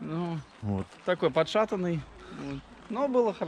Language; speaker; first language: Russian; native; Russian